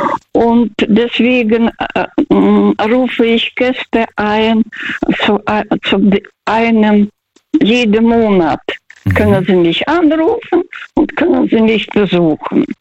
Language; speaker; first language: German; non-native, fluent; Russian